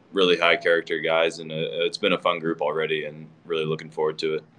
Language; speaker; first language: English; native; English